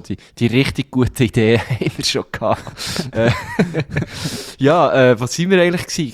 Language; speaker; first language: German; native; German